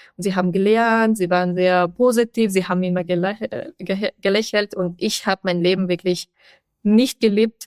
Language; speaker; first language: German; non-native, fluent; Persian